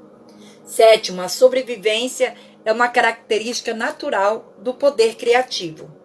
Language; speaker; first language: Portuguese; native; Portuguese